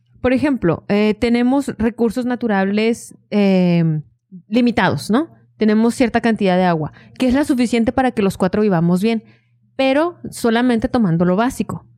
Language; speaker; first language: Spanish; native; Spanish